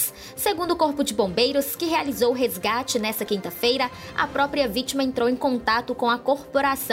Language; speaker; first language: Portuguese; native; Portuguese